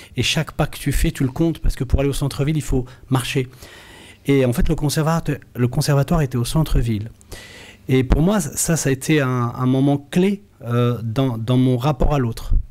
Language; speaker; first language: French; early bilingual, other home language; Arabic